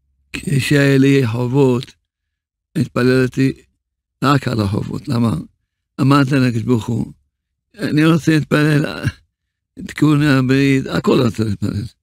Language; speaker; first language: Hebrew; early bilingual, other home language; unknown